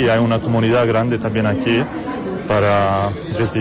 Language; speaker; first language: Spanish; non-native, learner; Arabic